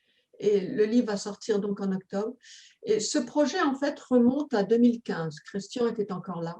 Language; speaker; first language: French; native; French